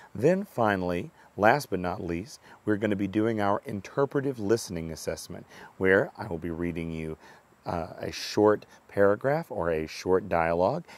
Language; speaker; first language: English; native; English